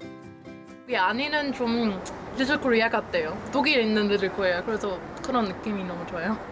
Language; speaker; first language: Korean; early bilingual, heritage; German